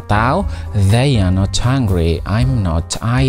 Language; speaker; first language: English; non-native, fluent; Indonesian